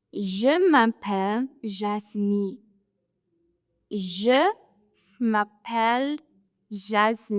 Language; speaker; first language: French; non-native, fluent; English